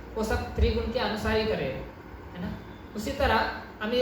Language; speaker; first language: Hindi; non-native, local second language; Kannada